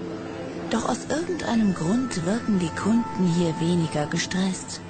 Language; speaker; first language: German; native; German